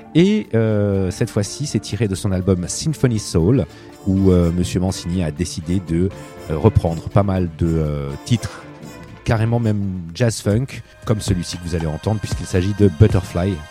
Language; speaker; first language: French; native; French